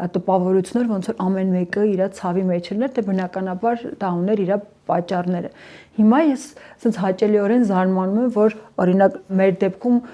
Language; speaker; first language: Armenian; early bilingual, heritage; Armenian